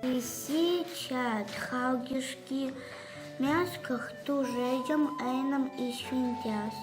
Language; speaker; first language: Lithuanian; non-native, local second language; Polish